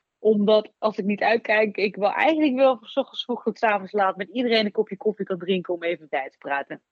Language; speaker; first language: Dutch; native; Dutch